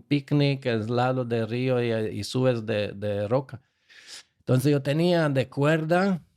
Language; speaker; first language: Spanish; non-native, fluent; Slovak